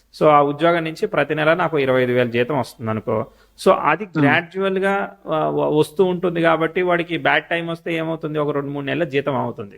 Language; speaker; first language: Telugu; native; Telugu